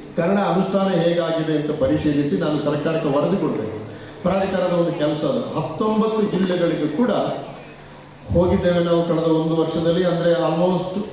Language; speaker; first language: Kannada; non-native, local second language; Tulu